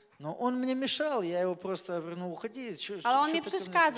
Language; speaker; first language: Polish; non-native, learner; Russian